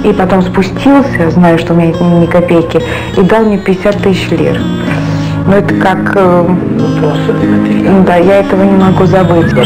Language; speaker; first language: Russian; native; Russian